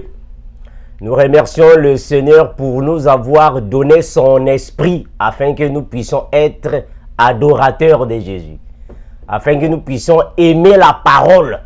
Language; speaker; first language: French; non-native, local second language; Lingala